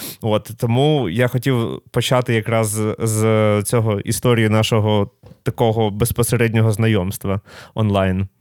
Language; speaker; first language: Ukrainian; non-native, local second language; Russian